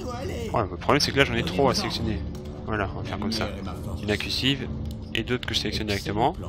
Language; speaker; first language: French; native; French